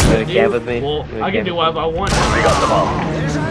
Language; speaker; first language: English; native; English